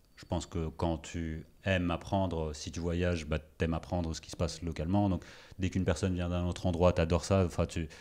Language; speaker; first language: French; early bilingual, other home language; Greek